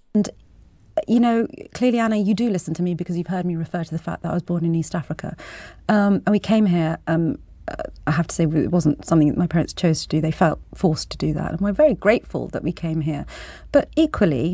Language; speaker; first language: English; native; English